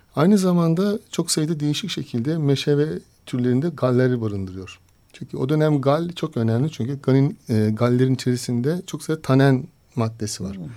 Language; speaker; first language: Turkish; native; Turkish